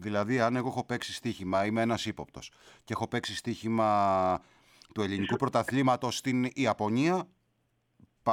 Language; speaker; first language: Greek; native; Greek